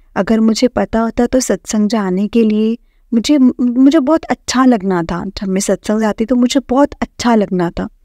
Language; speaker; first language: Hindi; non-native, local second language; Marathi